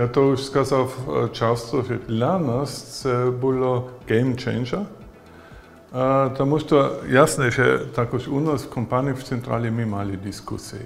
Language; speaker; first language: Ukrainian; non-native, learner; German